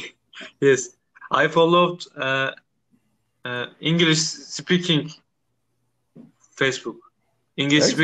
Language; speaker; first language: English; non-native, learner; Turkish